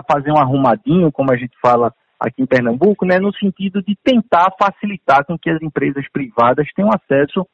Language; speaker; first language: Portuguese; native; Portuguese